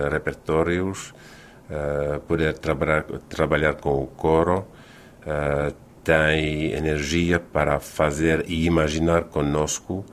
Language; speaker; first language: Portuguese; non-native, fluent; Finnish